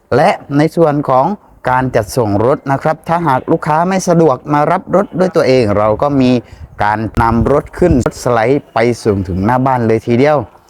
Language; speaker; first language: Thai; native; Thai